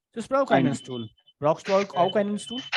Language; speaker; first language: German; non-native, fluent; Hindi